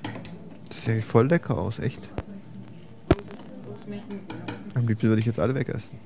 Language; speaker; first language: German; native; German